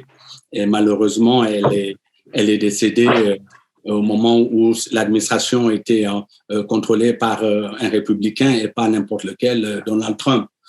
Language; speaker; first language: French; native; French